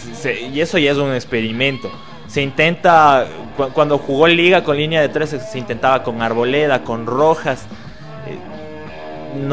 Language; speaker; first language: Spanish; native; Spanish